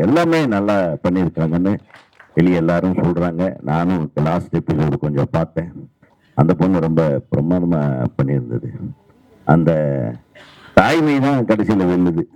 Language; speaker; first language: Tamil; native; Tamil